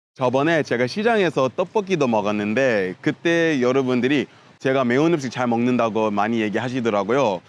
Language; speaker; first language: Korean; non-native, fluent; English